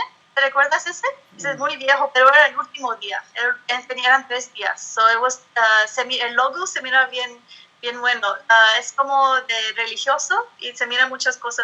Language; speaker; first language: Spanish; early bilingual, heritage; English